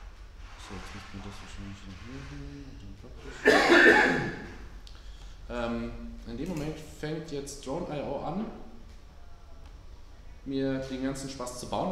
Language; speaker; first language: German; native; German